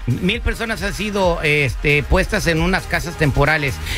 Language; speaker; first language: Spanish; early bilingual, heritage; Spanish